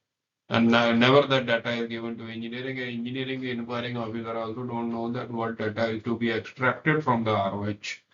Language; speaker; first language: English; non-native, local second language; Hindi